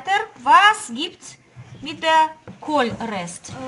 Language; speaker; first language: German; non-native, fluent; Russian